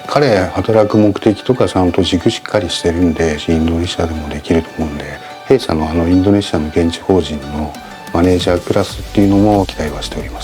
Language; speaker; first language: Japanese; native; Japanese